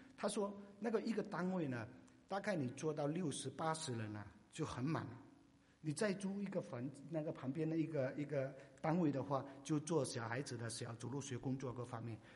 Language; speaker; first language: Chinese; non-native, local second language; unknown